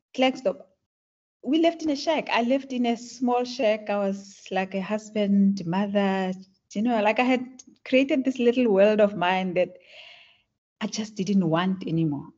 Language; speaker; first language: English; non-native, local second language; Tswana